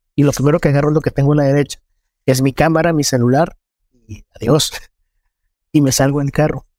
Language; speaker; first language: Spanish; native; Spanish